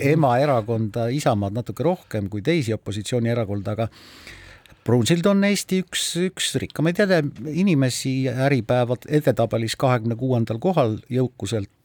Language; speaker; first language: Estonian; native; Estonian